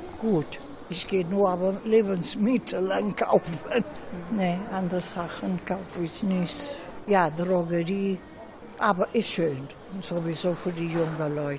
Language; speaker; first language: German; non-native, learner; Italian